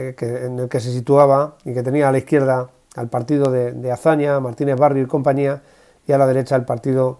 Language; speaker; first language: Spanish; native; Spanish